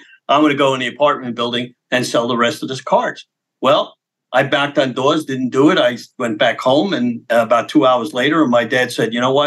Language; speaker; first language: English; native; English